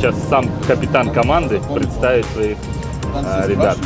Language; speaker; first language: Russian; native; Russian